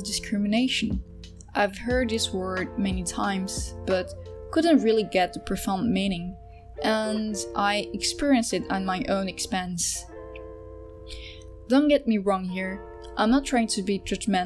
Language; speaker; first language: English; non-native, fluent; French